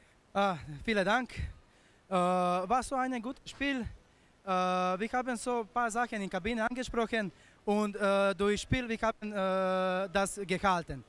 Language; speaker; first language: German; non-native, fluent; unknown